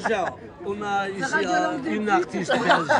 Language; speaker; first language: French; non-native, fluent; Portuguese